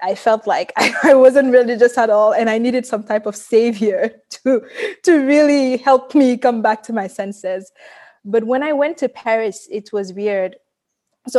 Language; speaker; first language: English; non-native, fluent; Wolof